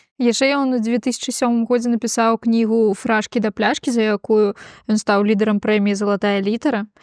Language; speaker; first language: Belarusian; non-native, local second language; Russian